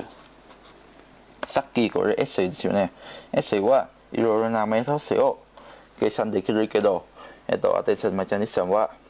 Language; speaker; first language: Japanese; non-native, learner; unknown